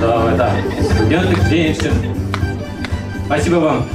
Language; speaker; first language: Russian; non-native, local second language; Kyrgyz